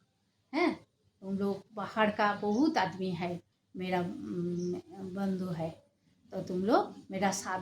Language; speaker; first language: Hindi; non-native, learner; Bangla